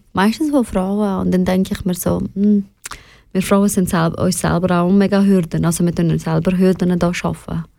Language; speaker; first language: German; early bilingual, other home language; Persian